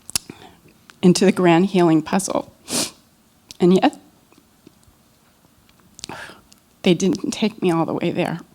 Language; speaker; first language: English; native; English